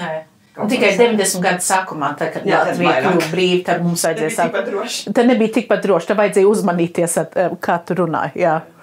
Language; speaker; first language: Latvian; early bilingual, heritage; Latvian